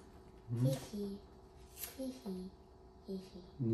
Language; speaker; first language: Chinese; early bilingual, heritage; Chinese